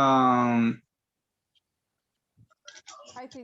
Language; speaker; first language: English; non-native, learner; Spanish